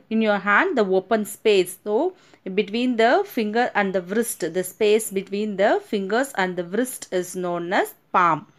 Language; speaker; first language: English; non-native, local second language; Tamil